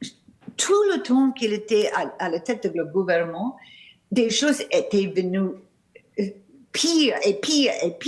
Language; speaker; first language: French; non-native, learner; English